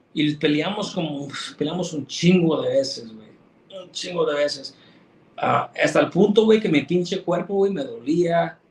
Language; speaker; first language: Spanish; early bilingual, heritage; Spanish